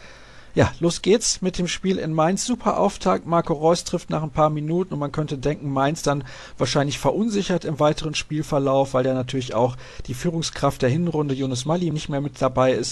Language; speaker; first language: German; native; German